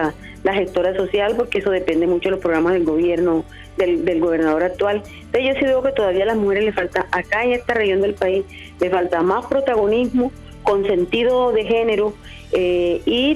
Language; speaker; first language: Spanish; native; Spanish